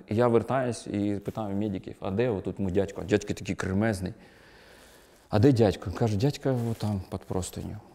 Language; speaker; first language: Ukrainian; non-native, local second language; Russian